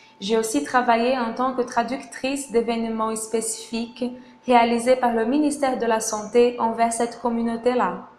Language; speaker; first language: French; non-native, fluent; Portuguese